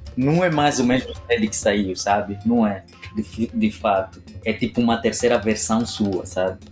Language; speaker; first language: Portuguese; native; Portuguese